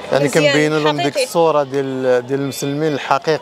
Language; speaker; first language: Arabic; native; Arabic